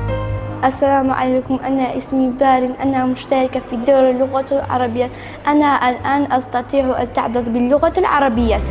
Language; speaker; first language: Arabic; non-native, learner; Kurdish